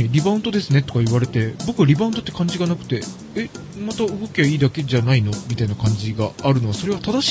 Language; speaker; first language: Japanese; native; Japanese